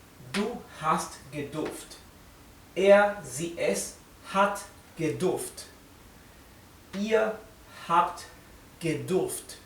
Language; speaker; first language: German; non-native, fluent; Spanish